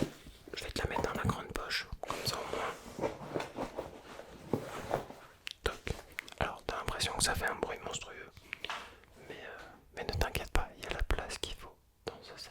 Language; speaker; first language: French; native; French